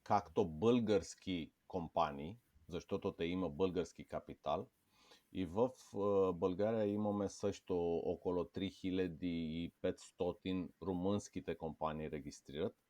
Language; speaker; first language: Bulgarian; non-native, fluent; Romanian